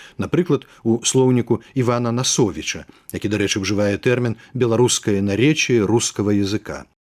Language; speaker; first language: Belarusian; native; Belarusian